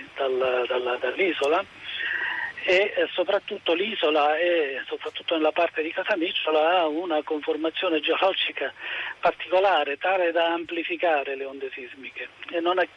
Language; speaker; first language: Italian; native; Italian